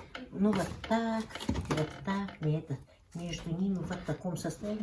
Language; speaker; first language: Russian; non-native, local second language; Yakut